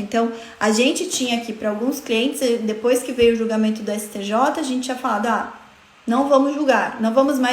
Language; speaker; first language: Portuguese; native; Portuguese